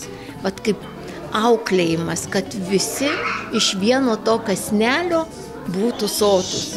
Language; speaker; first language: Lithuanian; native; Lithuanian